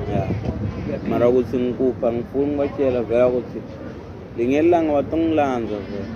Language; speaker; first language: Zulu; non-native, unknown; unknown